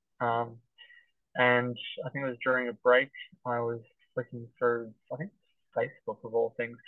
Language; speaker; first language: English; native; English